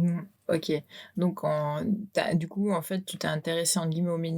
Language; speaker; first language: French; native; French